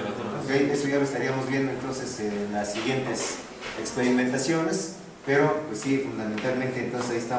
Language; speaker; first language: Spanish; native; Spanish